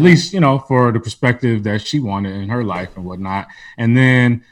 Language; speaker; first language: English; native; English